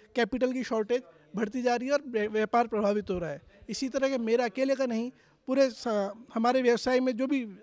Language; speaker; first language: Hindi; native; Hindi